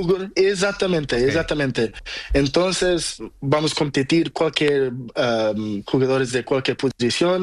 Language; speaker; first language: Spanish; non-native, learner; Portuguese